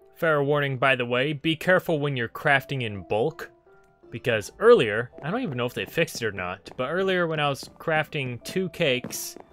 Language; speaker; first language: English; native; English